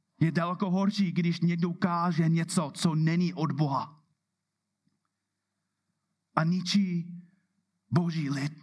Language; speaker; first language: Czech; non-native, fluent; English